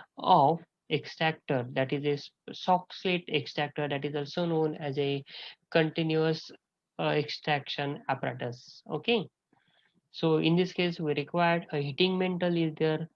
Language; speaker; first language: English; non-native, local second language; Marathi